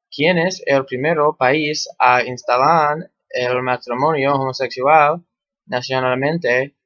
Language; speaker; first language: Spanish; non-native, learner; English